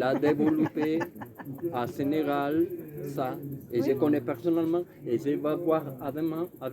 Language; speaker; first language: French; non-native, learner; Spanish